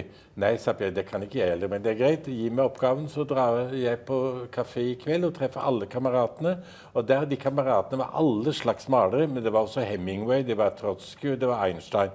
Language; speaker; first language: Norwegian; early bilingual, heritage; Norwegian